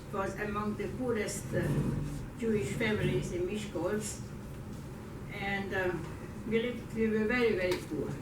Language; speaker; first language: English; non-native, fluent; Hungarian